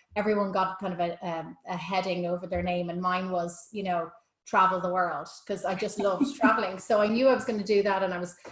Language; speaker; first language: English; native; English